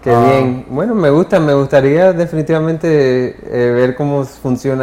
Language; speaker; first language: Spanish; early bilingual, heritage; English